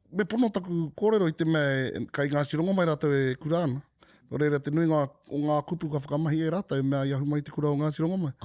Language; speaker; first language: Māori; native; Māori